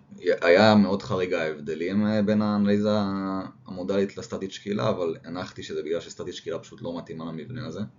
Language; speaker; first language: Hebrew; native; Hebrew